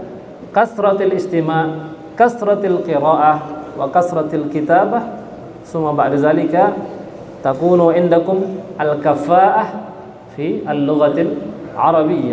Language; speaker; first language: Arabic; non-native, fluent; Indonesian